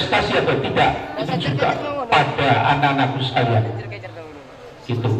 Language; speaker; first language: Indonesian; native; Indonesian